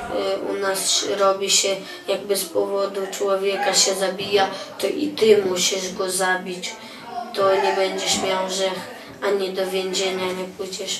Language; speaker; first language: Polish; early bilingual, other home language; Chechen